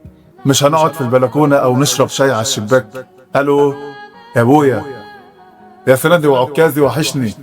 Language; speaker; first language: Arabic; native; Arabic